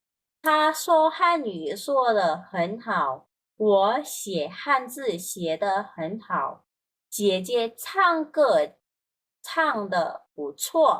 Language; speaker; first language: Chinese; non-native, fluent; Indonesian